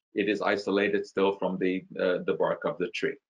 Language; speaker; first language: English; non-native, fluent; Hungarian